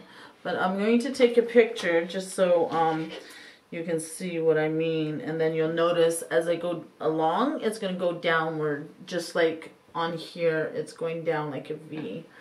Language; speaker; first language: English; native; English